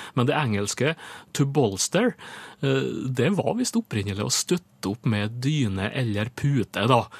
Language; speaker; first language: Norwegian; native; Norwegian